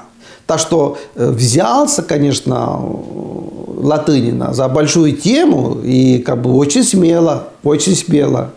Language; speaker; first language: Russian; non-native, fluent; Estonian